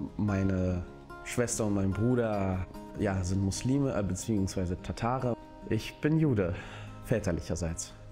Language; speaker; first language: German; early bilingual, other home language; Russian